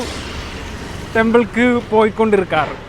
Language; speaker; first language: Tamil; non-native, learner; Malayalam